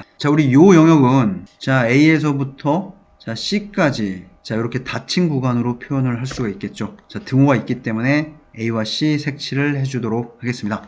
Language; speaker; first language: Korean; native; Korean